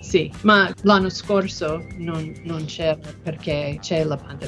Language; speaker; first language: Italian; non-native, learner; English